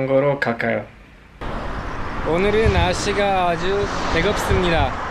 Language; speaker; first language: Korean; non-native, learner; Polish